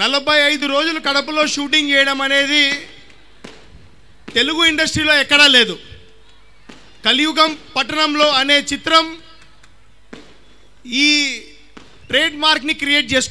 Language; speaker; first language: Telugu; native; Telugu